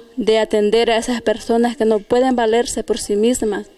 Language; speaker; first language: Spanish; native; Spanish